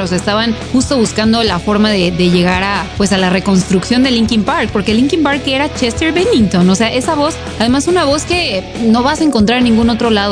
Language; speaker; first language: Spanish; native; Spanish